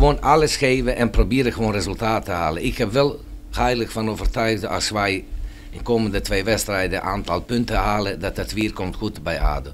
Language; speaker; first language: Dutch; non-native, fluent; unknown